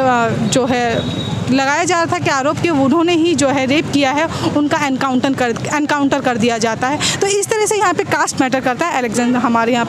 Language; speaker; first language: Hindi; native; Hindi